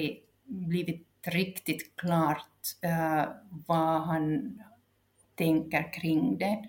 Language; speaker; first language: Swedish; non-native, local second language; Finnish